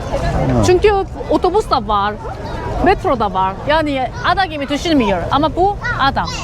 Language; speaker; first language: Turkish; non-native, learner; Korean